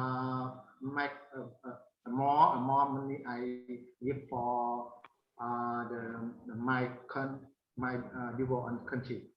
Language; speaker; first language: English; non-native, learner; Vietnamese